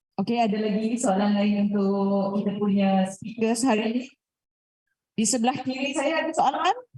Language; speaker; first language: Malay; native; Malay